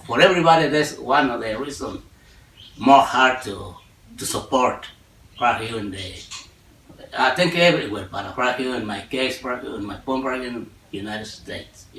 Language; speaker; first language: English; non-native, learner; Spanish